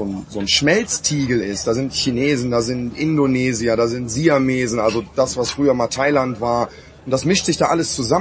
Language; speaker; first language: German; native; German